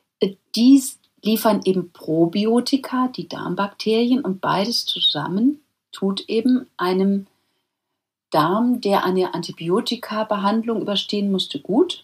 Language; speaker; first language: German; native; German